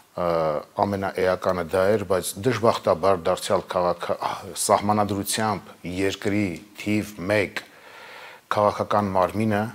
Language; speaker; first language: Armenian; native; Armenian